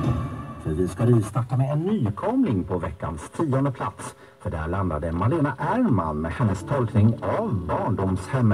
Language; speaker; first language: Swedish; native; Swedish